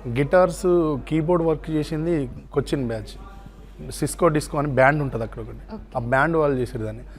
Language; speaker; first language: Telugu; native; Telugu